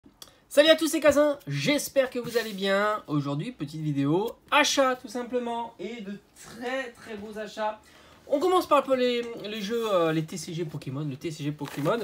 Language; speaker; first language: French; native; French